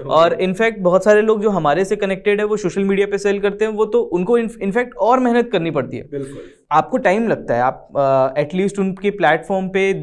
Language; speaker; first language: Hindi; native; Hindi